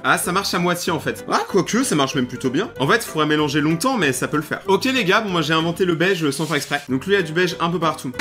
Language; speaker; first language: French; native; French